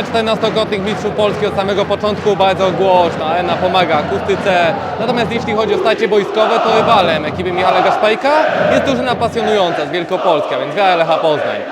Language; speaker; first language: Polish; native; Polish